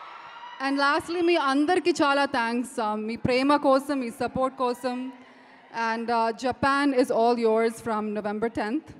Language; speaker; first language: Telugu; non-native, fluent; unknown